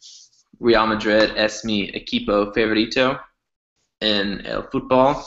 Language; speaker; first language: Spanish; non-native, learner; English